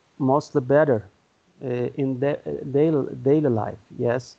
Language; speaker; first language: English; non-native, learner; Turkish